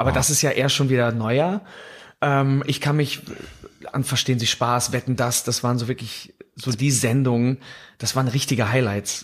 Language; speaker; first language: German; native; German